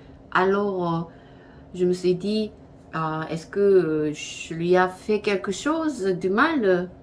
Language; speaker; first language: French; non-native, learner; Korean